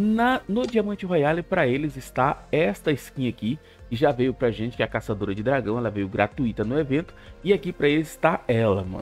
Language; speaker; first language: Portuguese; native; Portuguese